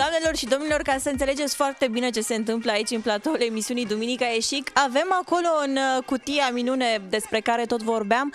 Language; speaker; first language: Romanian; native; Romanian